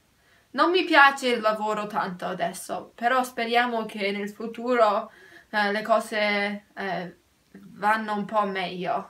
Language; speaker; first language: Italian; early bilingual, heritage; Italian